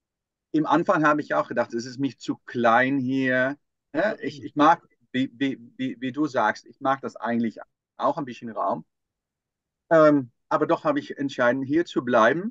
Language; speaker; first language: German; non-native, fluent; Dutch